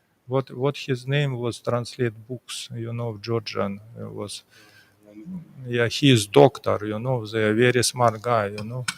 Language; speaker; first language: English; non-native, learner; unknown